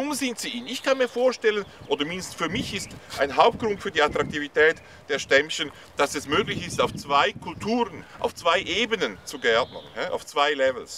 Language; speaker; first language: German; native; German